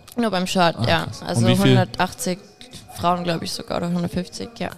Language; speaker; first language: German; native; German